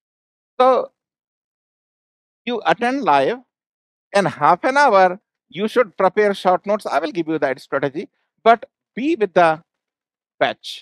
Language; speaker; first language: English; non-native, local second language; Hindi